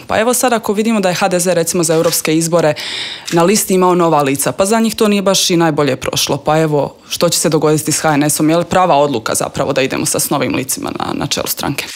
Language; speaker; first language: Croatian; native; Croatian